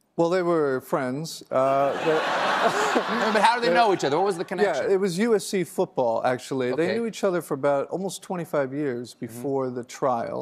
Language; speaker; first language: English; native; English